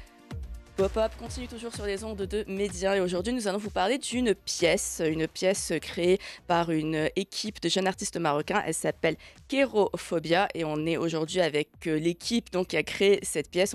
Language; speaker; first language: French; non-native, local second language; Arabic